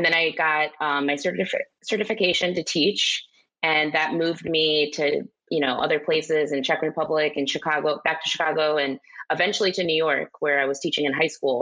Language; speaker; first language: English; native; English